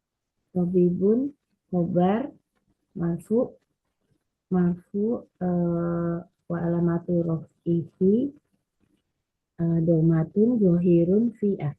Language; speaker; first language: Arabic; non-native, learner; Indonesian